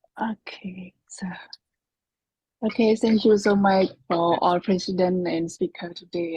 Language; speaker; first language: English; non-native, learner; Khmer